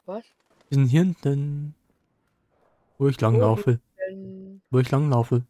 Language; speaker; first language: German; native; German